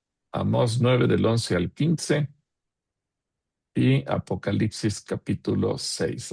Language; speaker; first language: Spanish; native; Spanish